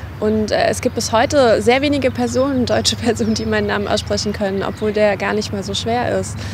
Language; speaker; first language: German; early bilingual, other home language; Turkish